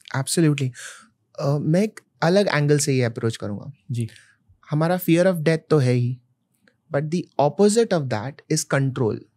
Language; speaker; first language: Hindi; non-native, local second language; Malayalam